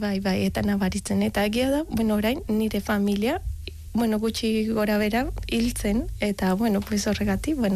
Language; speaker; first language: Basque; non-native, learner; Spanish